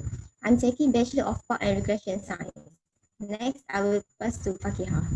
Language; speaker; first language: English; non-native, local second language; Malay